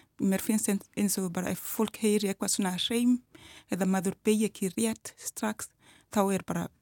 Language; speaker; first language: Icelandic; non-native, learner; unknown